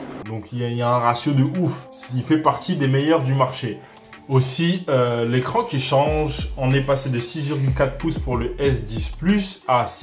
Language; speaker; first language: French; native; French